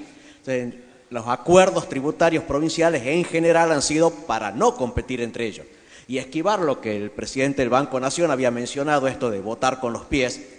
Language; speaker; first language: Spanish; native; Spanish